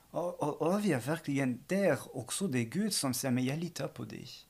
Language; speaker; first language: Swedish; non-native, fluent; French